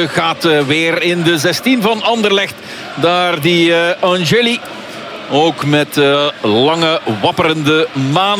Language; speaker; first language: Dutch; native; Dutch